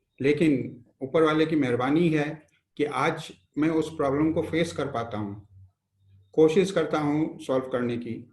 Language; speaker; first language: Hindi; non-native, local second language; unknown